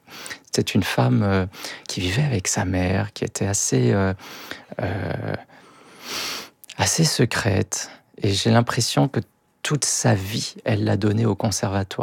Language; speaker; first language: French; native; French